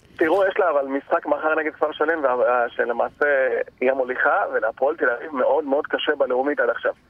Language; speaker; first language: Hebrew; native; Hebrew